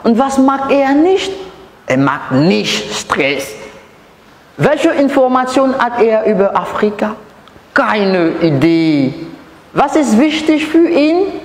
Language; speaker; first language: German; non-native, learner; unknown